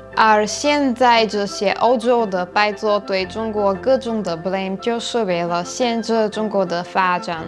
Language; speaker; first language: Chinese; non-native, fluent; Slovak